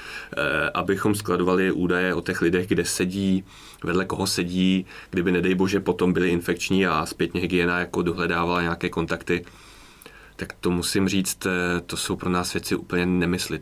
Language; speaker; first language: Czech; native; Czech